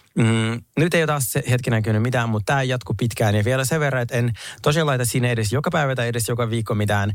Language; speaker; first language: Finnish; early bilingual, other home language; Russian